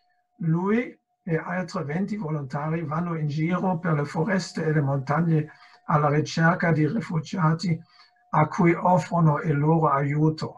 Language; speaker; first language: Italian; non-native, fluent; German